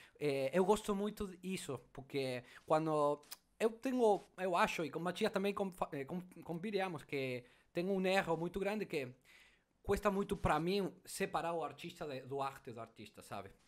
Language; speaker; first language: Portuguese; non-native, learner; Spanish